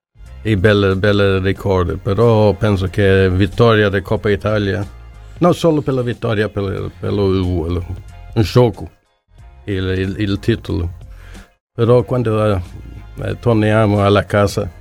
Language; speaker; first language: Italian; non-native, learner; Swedish